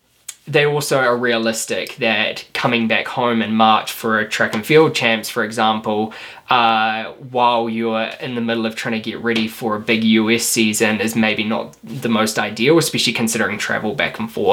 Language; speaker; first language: English; native; English